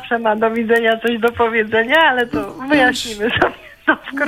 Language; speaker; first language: Polish; native; Polish